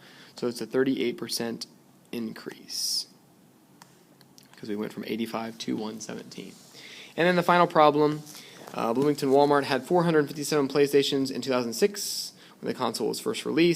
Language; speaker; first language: English; native; English